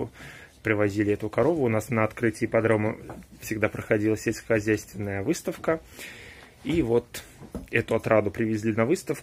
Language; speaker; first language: Russian; native; Russian